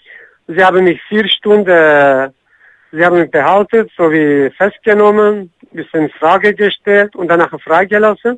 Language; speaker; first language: German; non-native, learner; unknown